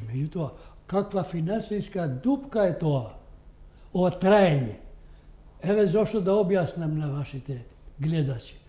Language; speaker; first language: Macedonian; non-native, local second language; Albanian